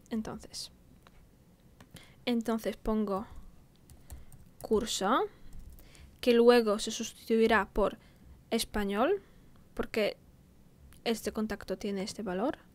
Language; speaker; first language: Spanish; non-native, fluent; Polish